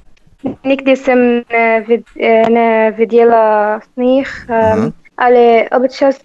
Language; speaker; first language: Czech; non-native, learner; Arabic